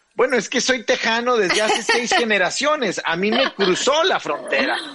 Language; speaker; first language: Spanish; native; Spanish